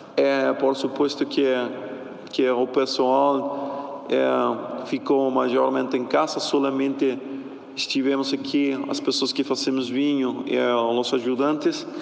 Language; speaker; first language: Portuguese; non-native, fluent; Spanish